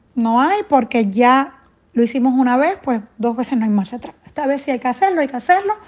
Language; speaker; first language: Spanish; native; Spanish